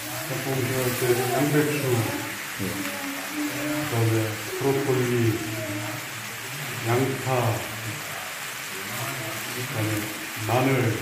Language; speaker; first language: Korean; non-native, fluent; Sinhala